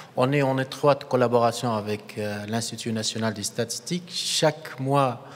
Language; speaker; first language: French; non-native, local second language; Arabic